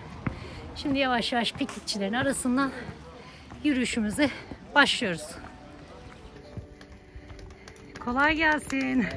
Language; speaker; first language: Turkish; native; Turkish